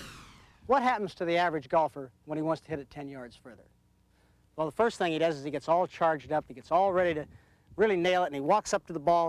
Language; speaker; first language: English; native; English